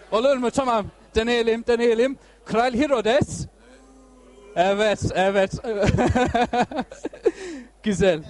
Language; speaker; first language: Turkish; non-native, fluent; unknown